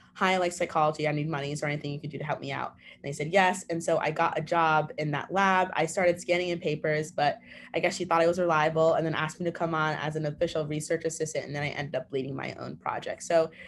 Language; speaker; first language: English; native; English